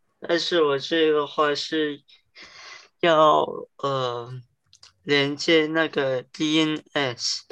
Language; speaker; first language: Chinese; early bilingual, heritage; Chinese